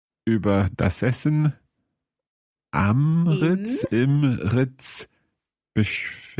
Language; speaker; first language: German; non-native, learner; English